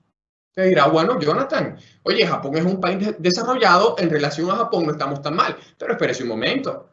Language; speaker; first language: Spanish; native; Spanish